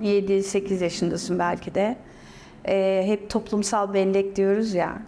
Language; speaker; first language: Turkish; native; Turkish